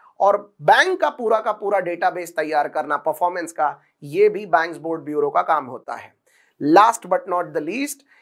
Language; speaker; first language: Hindi; non-native, local second language; Marathi